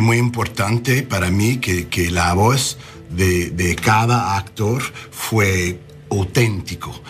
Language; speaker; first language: Spanish; non-native, learner; English